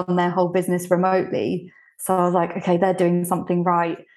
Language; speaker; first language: English; early bilingual, other home language; Bulgarian